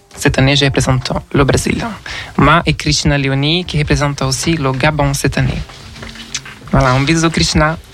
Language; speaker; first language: French; non-native, fluent; Portuguese